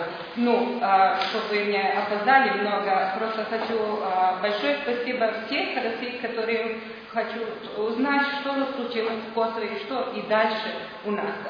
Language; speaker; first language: Russian; non-native, learner; Serbian